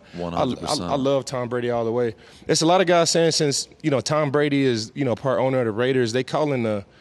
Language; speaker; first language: English; native; English